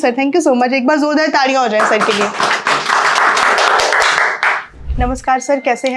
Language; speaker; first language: Hindi; native; Hindi